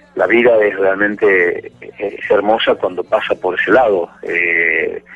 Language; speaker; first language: Spanish; native; Spanish